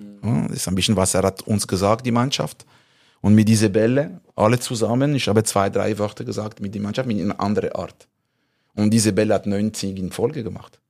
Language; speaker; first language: German; non-native, local second language; French